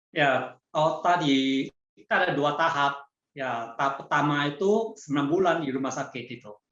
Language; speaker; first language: Indonesian; non-native, fluent; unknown